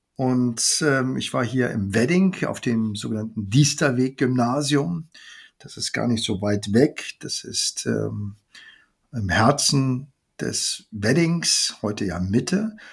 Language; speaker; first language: German; early bilingual, other home language; Arabic